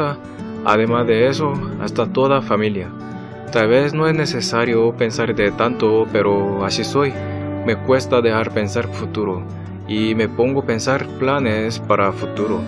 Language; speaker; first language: Spanish; non-native, learner; Korean